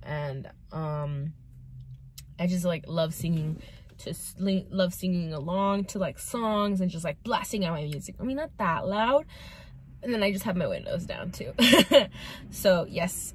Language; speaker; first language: English; early bilingual, other home language; Spanish